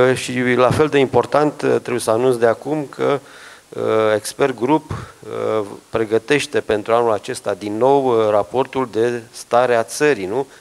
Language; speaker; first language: Romanian; native; Romanian